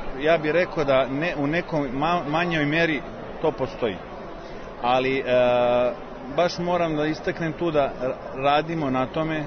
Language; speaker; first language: Serbian; early bilingual, heritage; Serbian